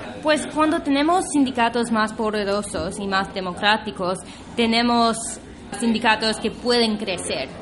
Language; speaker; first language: Spanish; non-native, fluent; English